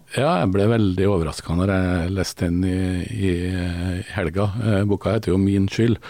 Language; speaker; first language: Norwegian; native; Norwegian